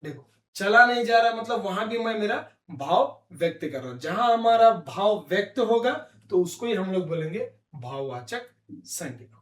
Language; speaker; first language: Hindi; non-native, local second language; Telugu